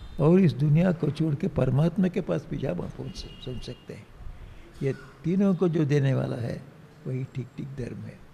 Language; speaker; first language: Hindi; non-native, local second language; Tamil